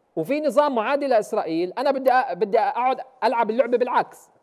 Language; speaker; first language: Arabic; native; Arabic